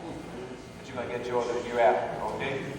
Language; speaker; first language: English; native; English